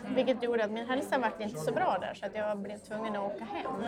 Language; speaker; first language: Swedish; native; Swedish